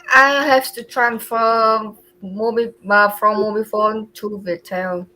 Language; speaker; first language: English; non-native, learner; Vietnamese